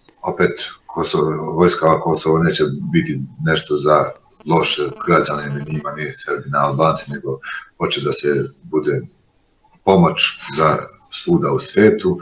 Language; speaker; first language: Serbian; non-native, local second language; Albanian